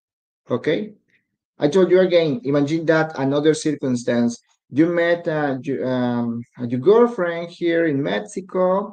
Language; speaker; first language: English; non-native, learner; Spanish